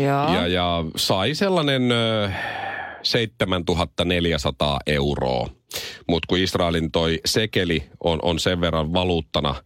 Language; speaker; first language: Finnish; native; Finnish